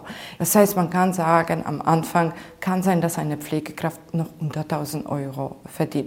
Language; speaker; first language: German; non-native, fluent; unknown